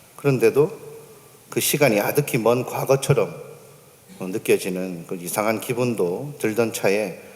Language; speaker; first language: Korean; native; Korean